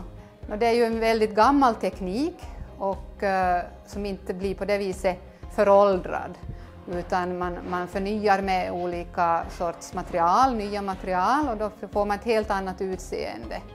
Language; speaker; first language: Swedish; native; Swedish